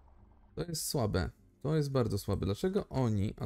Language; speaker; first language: Polish; native; Polish